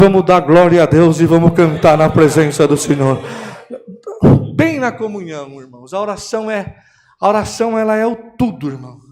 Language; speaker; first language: Portuguese; native; Portuguese